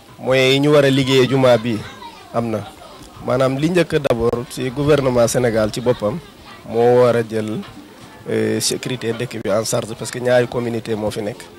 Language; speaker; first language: Wolof; non-native, local second language; Fula